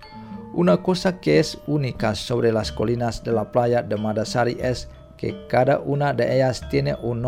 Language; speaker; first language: Spanish; non-native, fluent; Indonesian